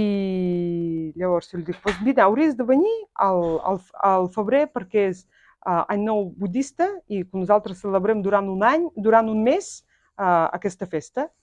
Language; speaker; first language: Catalan; non-native, fluent; Buriat